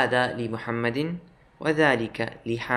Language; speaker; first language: Arabic; non-native, fluent; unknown